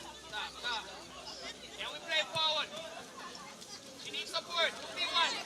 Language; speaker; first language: English; native; English